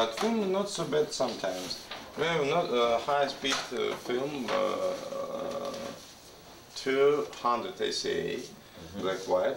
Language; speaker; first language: English; non-native, learner; Russian